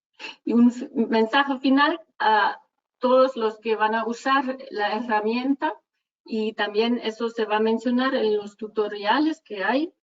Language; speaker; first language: Spanish; non-native, fluent; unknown